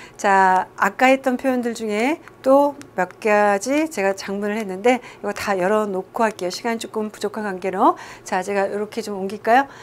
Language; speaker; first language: Korean; native; Korean